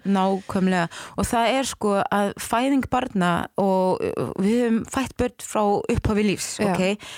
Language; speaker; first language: Icelandic; non-native, fluent; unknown